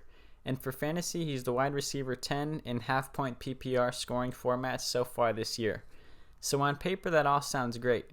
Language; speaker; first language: English; native; English